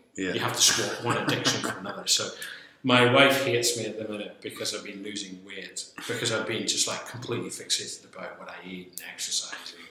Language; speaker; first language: English; native; English